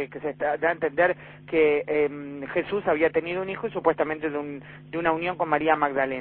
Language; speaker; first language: Spanish; native; Spanish